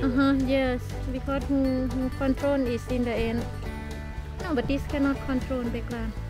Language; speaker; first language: English; non-native, learner; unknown